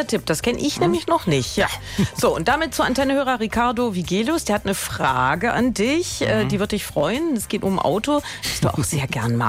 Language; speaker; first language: German; native; German